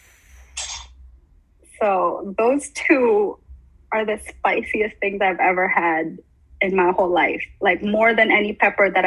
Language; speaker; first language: English; non-native, local second language; Filipino